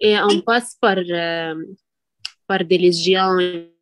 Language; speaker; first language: French; non-native, learner; Arabic